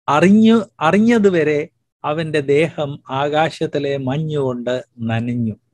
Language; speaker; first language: Malayalam; native; Malayalam